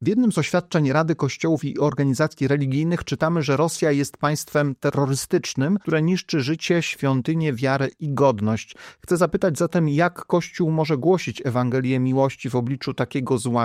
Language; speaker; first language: Polish; native; Polish